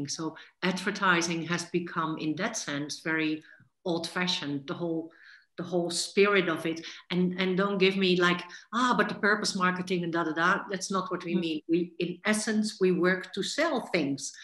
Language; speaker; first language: English; non-native, fluent; Dutch